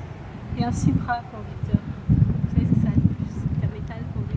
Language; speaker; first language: French; native; French